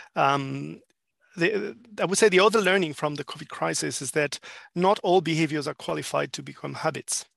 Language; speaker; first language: English; non-native, fluent; French